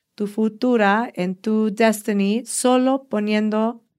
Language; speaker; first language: Spanish; early bilingual, heritage; Spanish